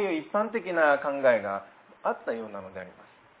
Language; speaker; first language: Japanese; native; Japanese